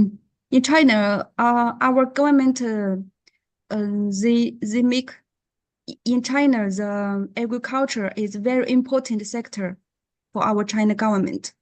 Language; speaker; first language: English; non-native, learner; Chinese